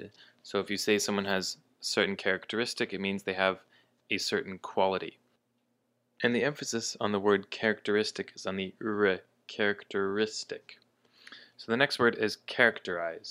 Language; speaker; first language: English; native; English